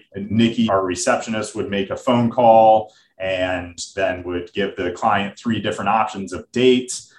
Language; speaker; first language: English; native; English